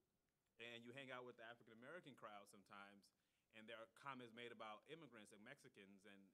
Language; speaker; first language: English; native; English